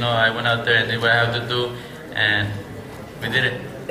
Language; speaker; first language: English; non-native, fluent; Spanish